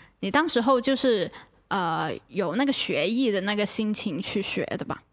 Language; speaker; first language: Chinese; non-native, local second language; Cantonese